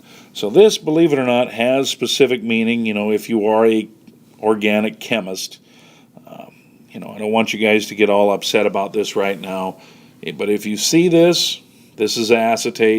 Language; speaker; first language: English; native; English